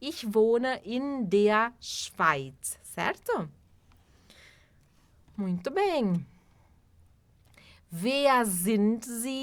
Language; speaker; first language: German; non-native, fluent; Portuguese